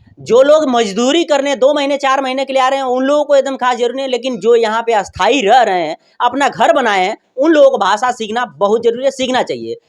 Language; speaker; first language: Hindi; native; Hindi